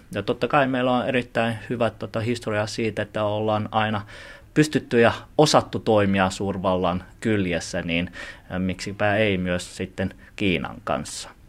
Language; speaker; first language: Finnish; early bilingual, other home language; Chinese